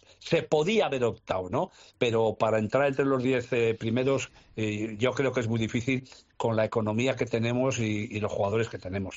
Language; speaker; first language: Spanish; native; Spanish